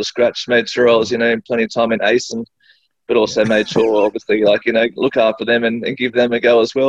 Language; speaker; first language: English; native; English